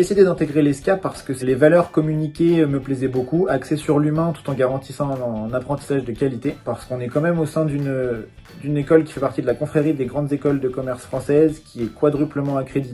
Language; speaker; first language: French; native; French